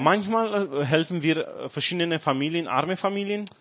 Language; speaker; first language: German; non-native, learner; Romanian